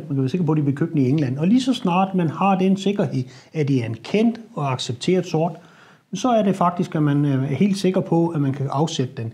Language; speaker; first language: Danish; native; Danish